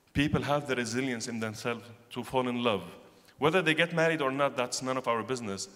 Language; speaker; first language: English; non-native, fluent; Arabic